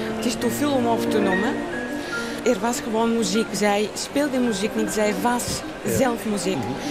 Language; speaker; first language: Dutch; non-native, fluent; Bulgarian